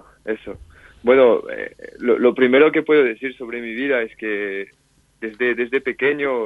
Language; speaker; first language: Spanish; non-native, fluent; French